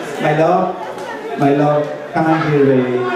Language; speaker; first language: English; non-native, local second language; Spanish